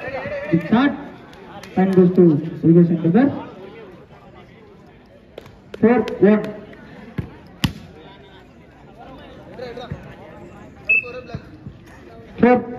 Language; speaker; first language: English; non-native, local second language; Tamil